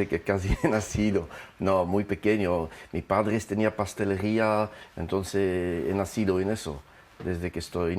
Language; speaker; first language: Spanish; non-native, fluent; French